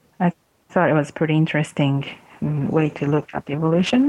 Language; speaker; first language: English; non-native, learner; Japanese